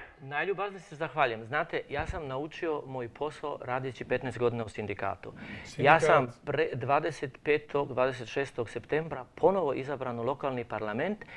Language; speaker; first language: Croatian; non-native, local second language; Romanian